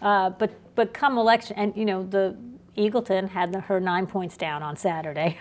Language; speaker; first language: English; native; English